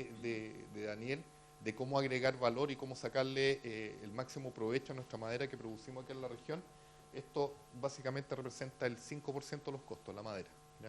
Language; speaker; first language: Spanish; native; Spanish